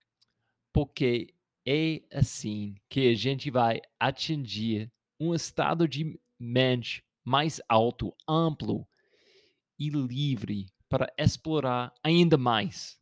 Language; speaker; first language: Portuguese; non-native, fluent; English